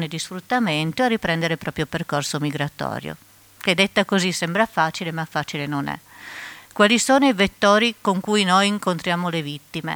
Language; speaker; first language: Italian; native; Italian